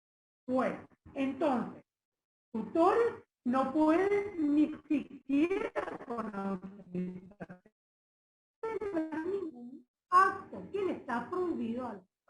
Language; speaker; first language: Spanish; native; Spanish